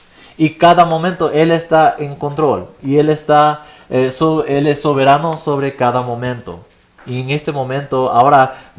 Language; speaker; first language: Spanish; non-native, fluent; English